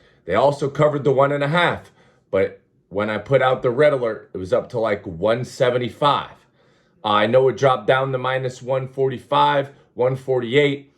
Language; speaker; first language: English; native; English